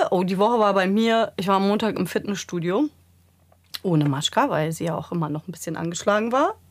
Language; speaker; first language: German; early bilingual, other home language; Serbian